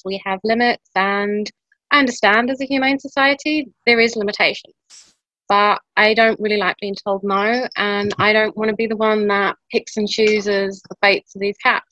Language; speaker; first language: English; native; English